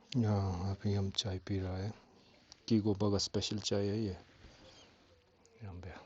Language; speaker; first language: Hindi; non-native, local second language; Tibetan